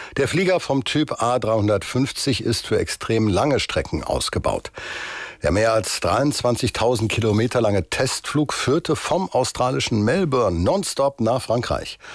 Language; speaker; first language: German; native; German